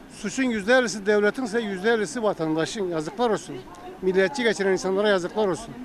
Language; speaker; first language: Turkish; native; Turkish